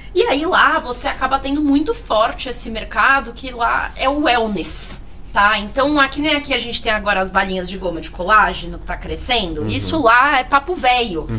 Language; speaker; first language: Portuguese; native; Portuguese